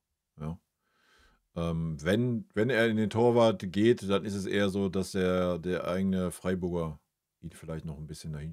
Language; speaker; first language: German; native; German